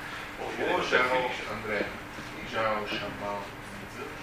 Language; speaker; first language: Chinese; non-native, learner; Italian